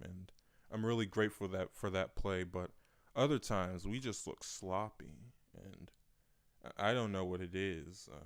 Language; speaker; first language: English; native; English